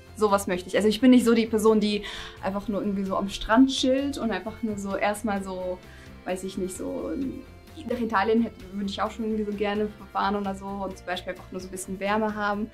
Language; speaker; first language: German; non-native, fluent; Russian